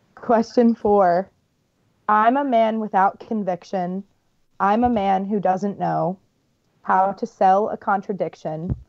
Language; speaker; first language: English; native; English